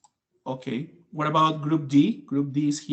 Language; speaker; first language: English; non-native, fluent; Spanish